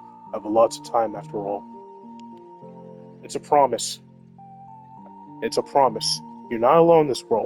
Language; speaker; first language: English; native; English